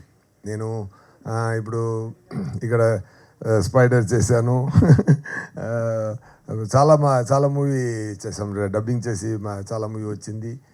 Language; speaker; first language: Telugu; non-native, local second language; Tamil